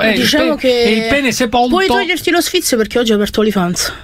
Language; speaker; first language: Italian; native; Italian